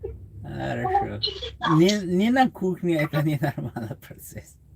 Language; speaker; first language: Russian; non-native, learner; English